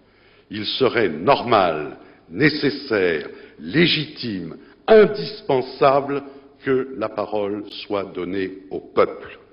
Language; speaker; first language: French; native; French